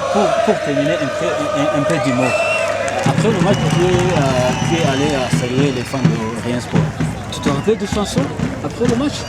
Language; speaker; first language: French; non-native, local second language; Kinyarwanda